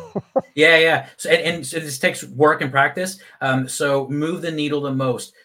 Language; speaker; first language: English; native; English